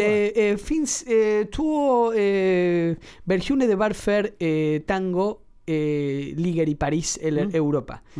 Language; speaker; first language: Swedish; non-native, learner; Spanish